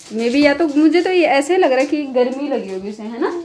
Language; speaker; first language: Hindi; native; Hindi